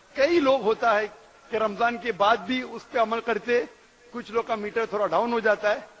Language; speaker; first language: Urdu; non-native, local second language; Konkani